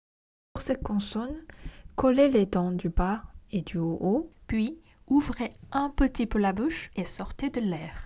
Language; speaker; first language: French; non-native, fluent; Korean